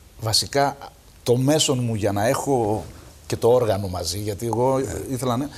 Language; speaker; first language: Greek; native; Greek